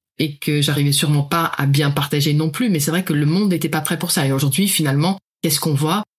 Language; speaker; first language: French; non-native, fluent; Dutch